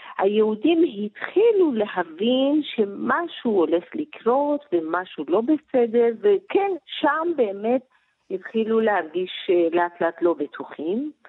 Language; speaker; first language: Hebrew; early bilingual, other home language; Persian